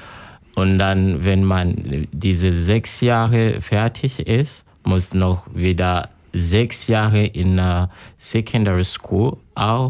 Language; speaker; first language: German; non-native, learner; Kinyarwanda